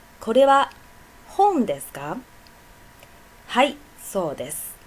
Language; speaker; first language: Japanese; non-native, fluent; Chinese